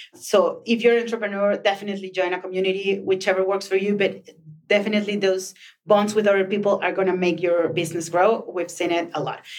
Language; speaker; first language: English; non-native, fluent; Spanish